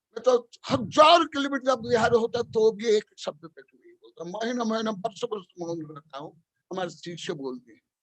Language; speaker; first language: Hindi; non-native, local second language; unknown